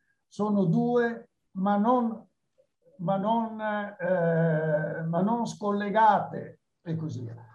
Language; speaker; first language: Italian; native; Italian